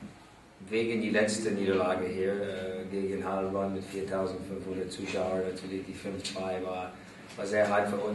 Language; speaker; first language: German; non-native, learner; English